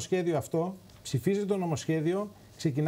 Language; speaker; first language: Greek; native; Greek